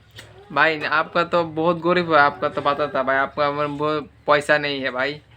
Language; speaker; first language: Hindi; non-native, learner; Bangla